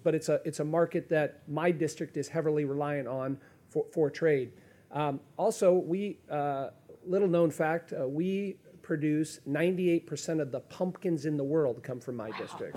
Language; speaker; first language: English; native; English